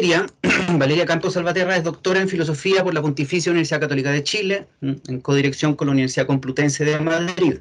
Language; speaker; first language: Spanish; native; Spanish